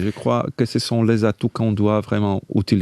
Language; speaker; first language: French; non-native, fluent; Slovak